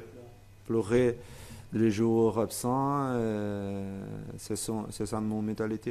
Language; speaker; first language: French; non-native, fluent; Portuguese